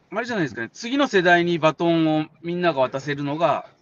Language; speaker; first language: Japanese; native; Japanese